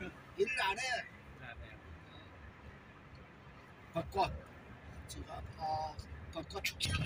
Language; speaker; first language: Korean; non-native, learner; Nepali